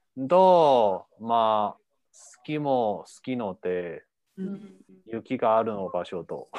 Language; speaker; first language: Japanese; non-native, fluent; Chinese